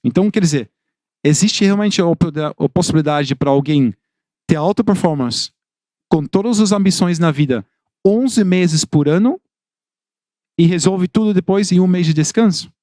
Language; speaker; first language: Portuguese; non-native, fluent; Dutch